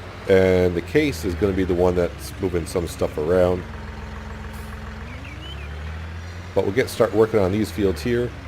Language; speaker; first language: English; native; English